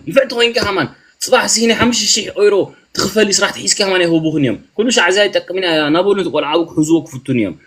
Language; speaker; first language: Tigrinya; early bilingual, heritage; Tigrinya